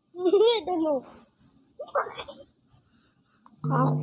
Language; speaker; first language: English; non-native, local second language; Malay